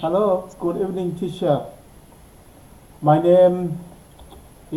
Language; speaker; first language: English; non-native, learner; Thai